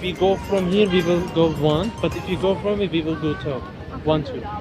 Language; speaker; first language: English; non-native, fluent; Turkish